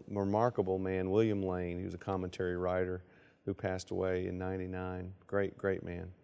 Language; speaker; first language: English; native; English